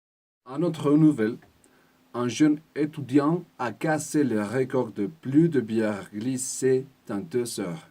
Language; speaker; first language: French; non-native, learner; Spanish